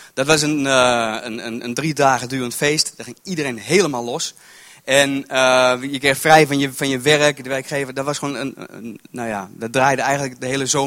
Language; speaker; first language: Dutch; native; Dutch